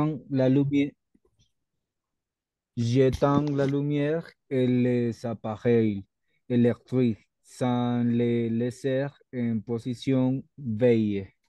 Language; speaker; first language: French; non-native, learner; Spanish